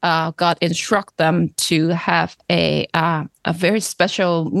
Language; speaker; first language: English; non-native, local second language; Cantonese